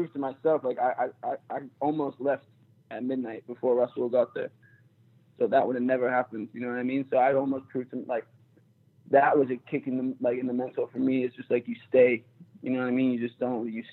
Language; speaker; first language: English; native; English